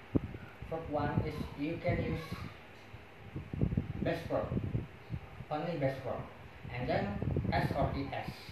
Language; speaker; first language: English; non-native, learner; Indonesian